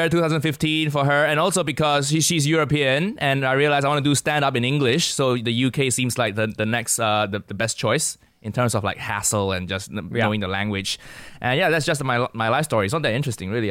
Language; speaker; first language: English; non-native, local second language; Cantonese